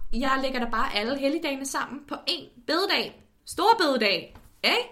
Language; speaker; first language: Danish; native; Danish